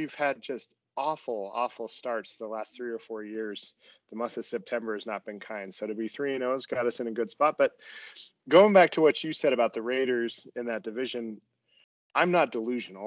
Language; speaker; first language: English; native; English